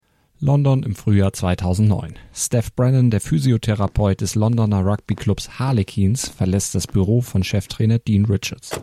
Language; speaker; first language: German; native; German